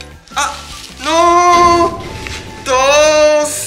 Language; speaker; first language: Spanish; non-native, learner; Japanese